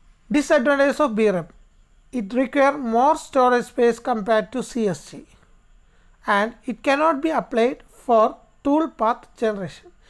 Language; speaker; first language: English; non-native, local second language; Malayalam